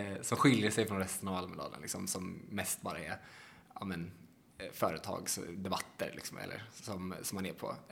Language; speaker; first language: Swedish; native; Swedish